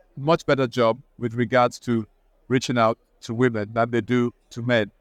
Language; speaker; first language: English; non-native, local second language; Igbo